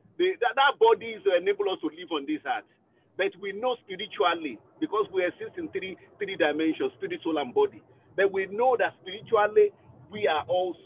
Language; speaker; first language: English; non-native, local second language; Yoruba